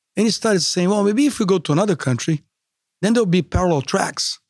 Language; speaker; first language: English; non-native, fluent; Portuguese